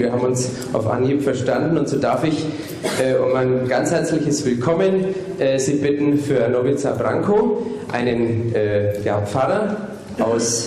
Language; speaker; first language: German; native; German